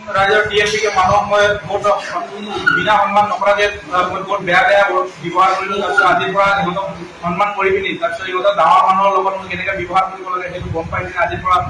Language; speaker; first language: Assamese; non-native, local second language; Mising